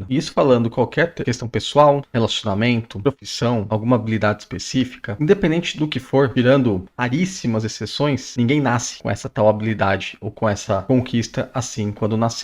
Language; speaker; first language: Portuguese; native; Portuguese